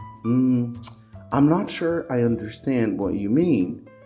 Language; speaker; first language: English; non-native, fluent; Portuguese